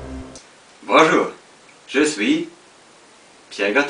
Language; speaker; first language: French; non-native, learner; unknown